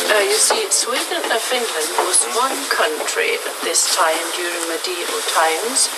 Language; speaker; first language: English; non-native, fluent; Swedish